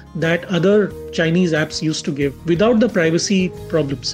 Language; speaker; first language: English; non-native, local second language; Hindi